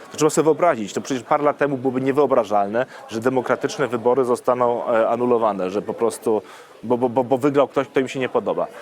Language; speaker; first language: Polish; early bilingual, heritage; Polish